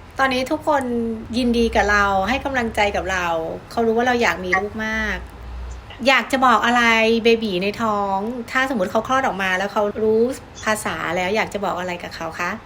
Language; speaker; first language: Thai; native; Thai